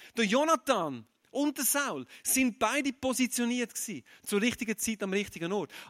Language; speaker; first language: German; native; German